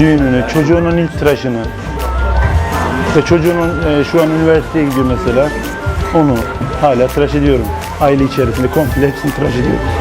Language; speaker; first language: Turkish; native; Turkish